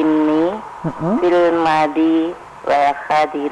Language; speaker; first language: Arabic; non-native, learner; Indonesian